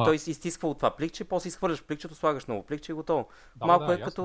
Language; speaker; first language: Bulgarian; native; Bulgarian